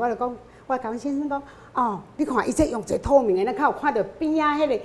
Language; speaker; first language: Chinese; non-native, local second language; Min Nan Chinese